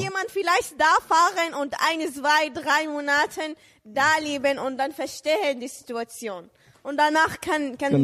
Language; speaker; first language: German; non-native, learner; Arabic